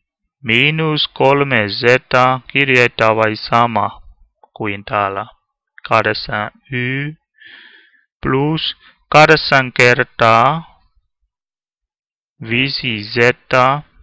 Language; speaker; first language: Finnish; non-native, learner; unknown